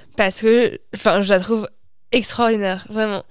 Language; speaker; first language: French; native; French